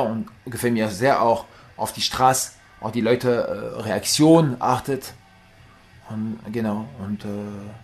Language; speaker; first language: German; non-native, learner; French